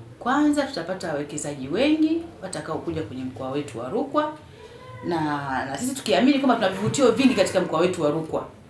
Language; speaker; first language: Swahili; native; Swahili